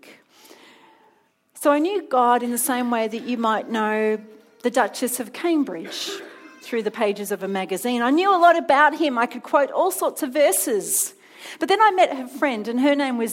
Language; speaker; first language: English; native; English